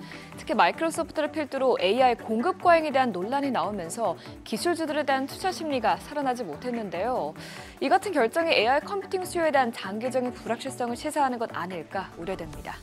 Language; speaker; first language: Korean; native; Korean